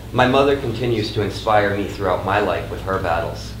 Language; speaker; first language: English; native; English